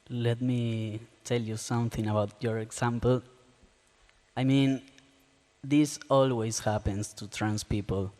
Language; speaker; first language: English; non-native, learner; Spanish